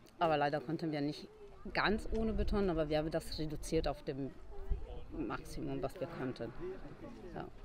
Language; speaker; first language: German; non-native, fluent; Italian